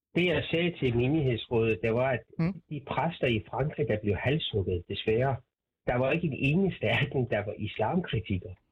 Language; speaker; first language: Danish; non-native, fluent; Persian